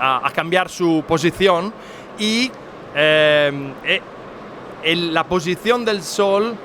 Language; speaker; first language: Spanish; non-native, fluent; Italian